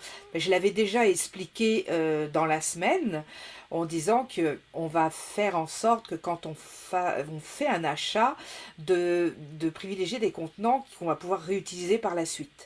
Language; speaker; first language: French; native; French